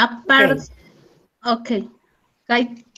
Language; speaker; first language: English; non-native, learner; Spanish